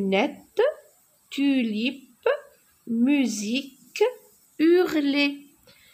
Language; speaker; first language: French; non-native, local second language; Arabic